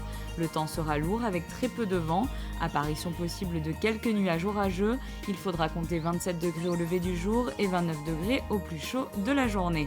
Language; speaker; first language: French; native; French